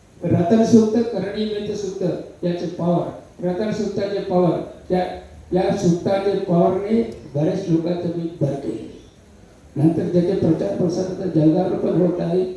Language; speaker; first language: Marathi; non-native, fluent; Sinhala